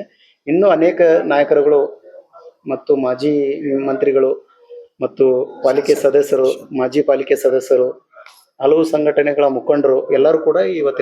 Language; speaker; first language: Kannada; native; Kannada